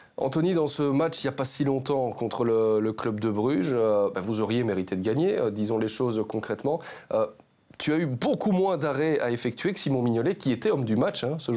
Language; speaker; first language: French; native; French